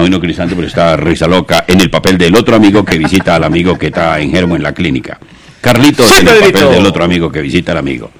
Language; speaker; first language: Spanish; native; Spanish